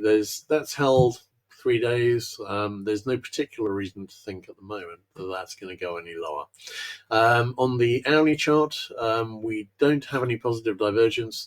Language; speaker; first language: English; native; English